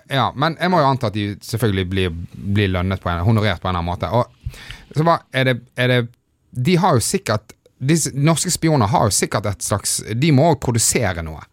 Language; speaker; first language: Norwegian; native; Norwegian